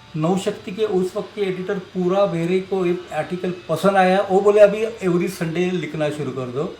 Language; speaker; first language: Hindi; non-native, local second language; Marathi